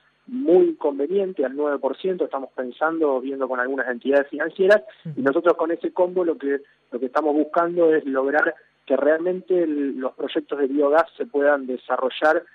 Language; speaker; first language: Spanish; native; Spanish